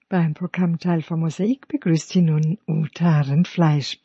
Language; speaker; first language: German; native; German